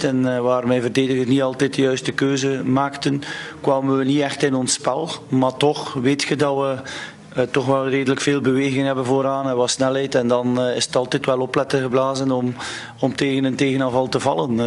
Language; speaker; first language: Dutch; native; Dutch